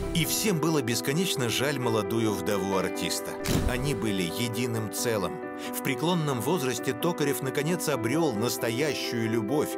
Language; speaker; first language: Russian; native; Russian